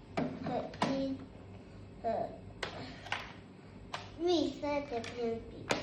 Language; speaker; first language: Chinese; non-native, learner; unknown